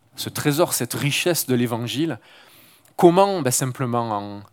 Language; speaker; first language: French; native; French